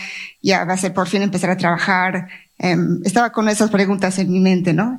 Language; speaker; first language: Spanish; native; Spanish